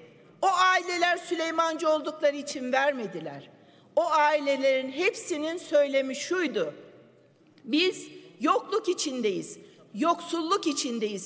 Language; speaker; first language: Turkish; native; Turkish